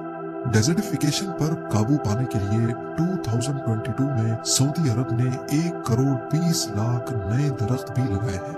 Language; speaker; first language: Urdu; native; Urdu